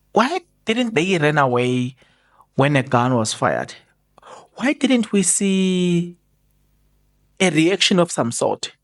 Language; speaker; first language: English; non-native, local second language; Zulu